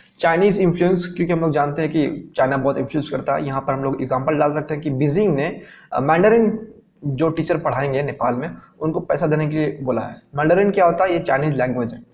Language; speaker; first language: Hindi; native; Hindi